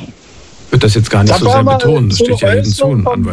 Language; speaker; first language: German; native; German